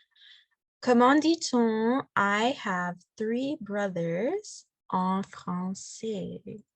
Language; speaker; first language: French; non-native, fluent; English